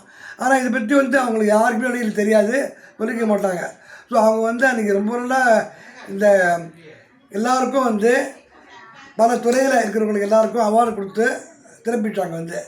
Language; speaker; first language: Tamil; native; Tamil